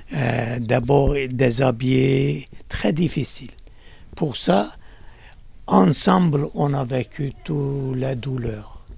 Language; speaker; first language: French; non-native, learner; Kurdish